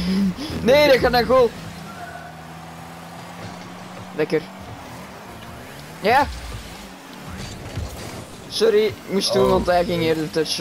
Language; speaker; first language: Dutch; native; Dutch